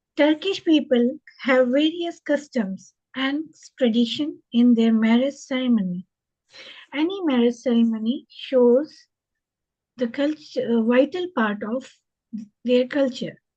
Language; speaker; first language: English; non-native, local second language; Hindi